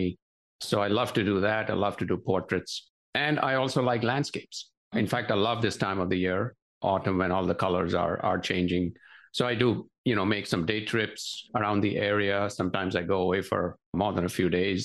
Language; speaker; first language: English; non-native, local second language; Gujarati